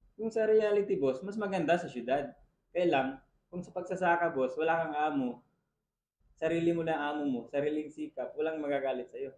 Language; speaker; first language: Filipino; non-native, local second language; Cebuano